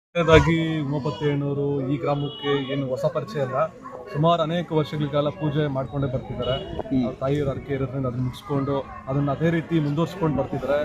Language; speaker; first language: Kannada; native; Kannada